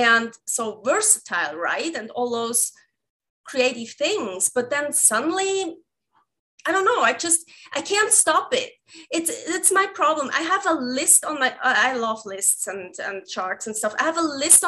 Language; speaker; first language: English; non-native, fluent; Swiss German